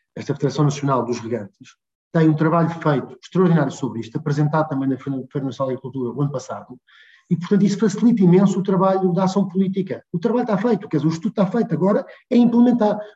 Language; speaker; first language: Portuguese; native; Portuguese